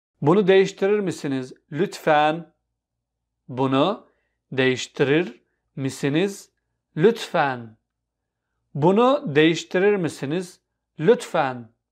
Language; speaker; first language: Turkish; non-native, fluent; Urdu